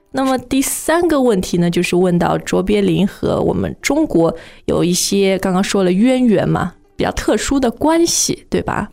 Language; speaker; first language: Chinese; native; Chinese